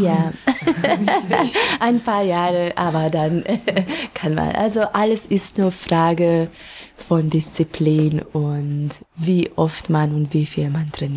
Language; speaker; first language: German; non-native, fluent; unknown